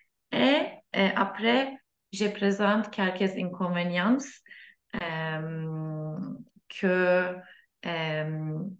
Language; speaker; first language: French; non-native, learner; Turkish